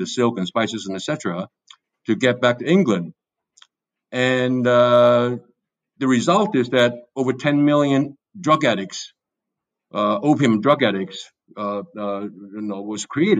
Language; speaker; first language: English; non-native, local second language; Cantonese